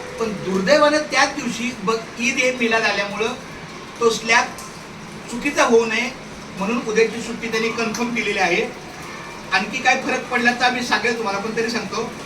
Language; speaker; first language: Marathi; native; Marathi